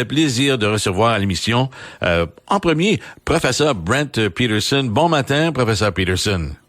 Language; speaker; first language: French; native; French